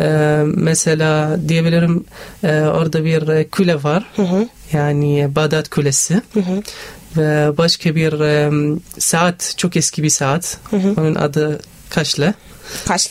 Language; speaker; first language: Turkish; non-native, fluent; Arabic